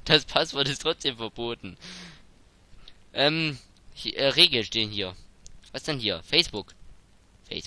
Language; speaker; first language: German; native; German